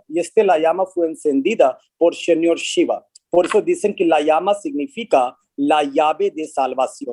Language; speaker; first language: Spanish; non-native, fluent; Hindi